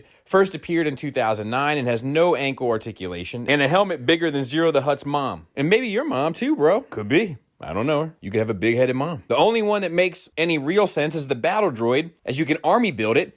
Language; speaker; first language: English; native; English